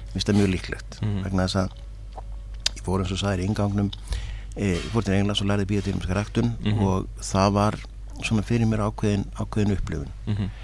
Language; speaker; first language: Icelandic; native; Icelandic